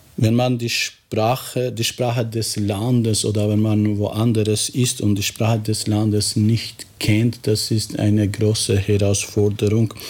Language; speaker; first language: German; non-native, fluent; Albanian